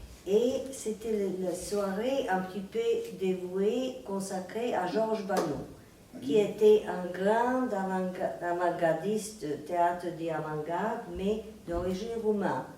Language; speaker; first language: French; non-native, fluent; Serbian